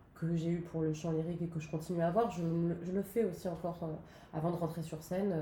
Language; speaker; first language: French; native; French